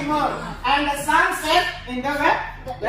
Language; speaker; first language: English; non-native, fluent; Indonesian